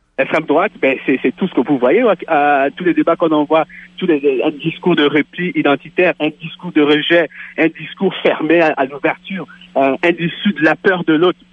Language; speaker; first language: French; native; French